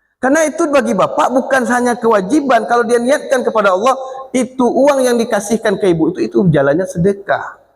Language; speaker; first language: Malay; non-native, local second language; Minangkabau